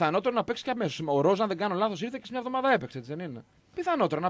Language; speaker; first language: Greek; native; Greek